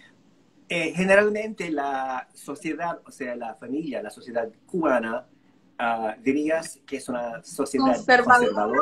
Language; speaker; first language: Spanish; non-native, fluent; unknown